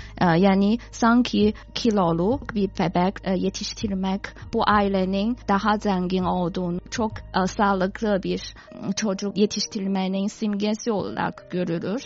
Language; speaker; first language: Turkish; non-native, fluent; Chinese